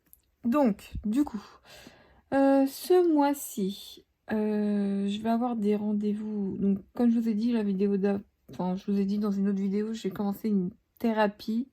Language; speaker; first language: French; native; French